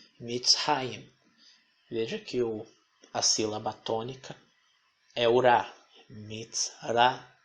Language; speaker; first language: Portuguese; native; Portuguese